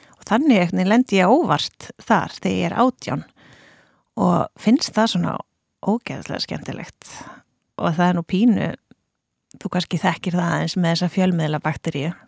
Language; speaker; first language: Icelandic; native; Icelandic